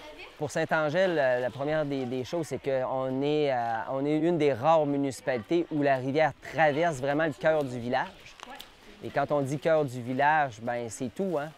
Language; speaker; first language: French; native; French